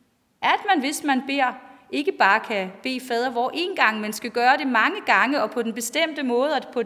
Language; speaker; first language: Danish; native; Danish